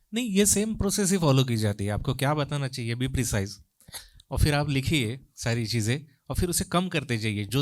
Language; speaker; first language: Hindi; non-native, local second language; Marathi